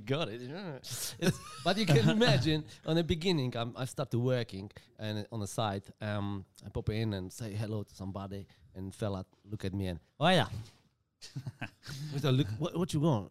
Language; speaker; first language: English; non-native, learner; Polish